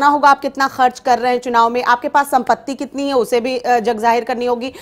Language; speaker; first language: Hindi; native; Hindi